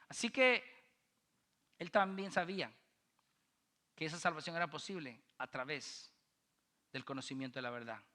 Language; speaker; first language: Spanish; native; Spanish